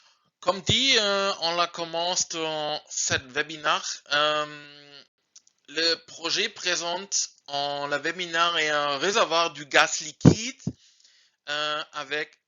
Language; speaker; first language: French; non-native, learner; German